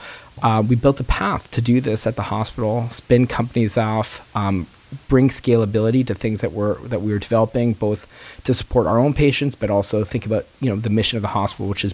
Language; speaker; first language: English; native; English